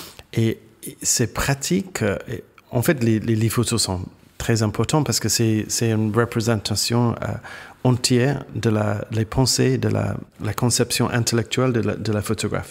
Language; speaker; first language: French; non-native, fluent; English